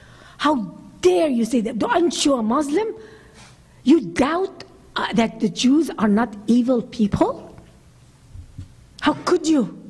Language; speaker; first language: English; non-native, fluent; Arabic